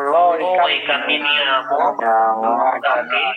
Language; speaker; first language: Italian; non-native, learner; Bangla